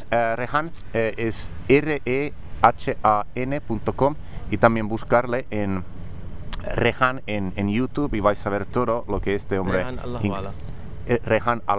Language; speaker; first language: Spanish; non-native, fluent; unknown